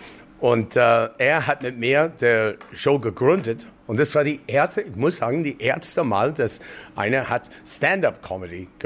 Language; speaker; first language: German; non-native, fluent; English